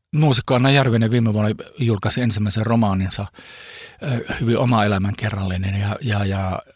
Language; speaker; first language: Finnish; early bilingual, heritage; Finnish